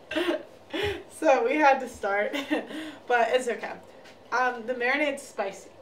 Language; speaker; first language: English; native; English